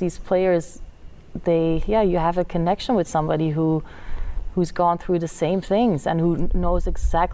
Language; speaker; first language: English; non-native, fluent; Dutch